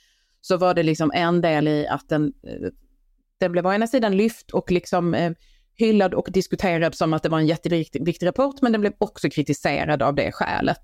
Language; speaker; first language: Swedish; native; Swedish